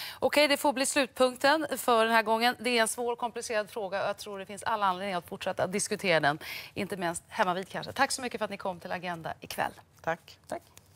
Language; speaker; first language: Swedish; native; Swedish